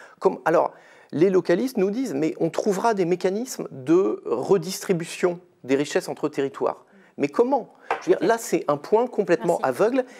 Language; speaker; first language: French; native; French